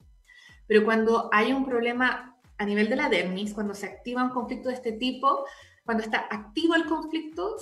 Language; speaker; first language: Spanish; native; Spanish